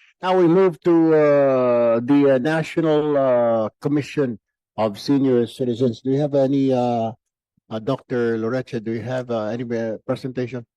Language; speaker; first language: English; non-native, local second language; Filipino